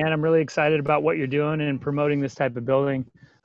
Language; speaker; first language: English; native; English